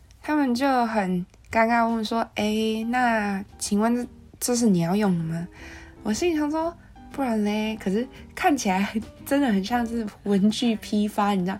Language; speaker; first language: Chinese; native; Chinese